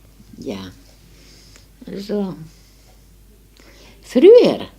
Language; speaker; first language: German; non-native, learner; Ukrainian